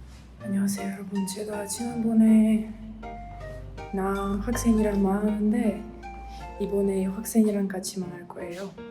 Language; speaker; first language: Korean; non-native, fluent; Ukrainian